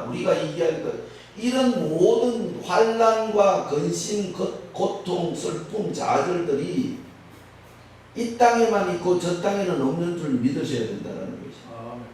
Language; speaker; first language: Korean; native; Korean